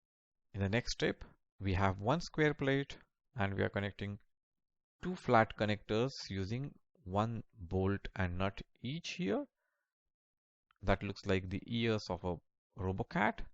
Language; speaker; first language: English; non-native, local second language; Marathi